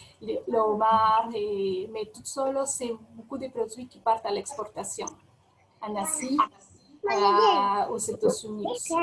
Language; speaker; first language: French; non-native, fluent; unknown